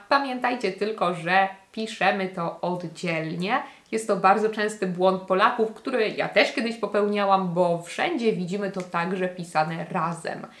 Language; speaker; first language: Polish; native; Polish